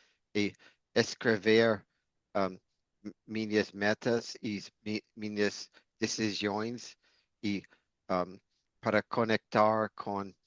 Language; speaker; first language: Portuguese; non-native, fluent; English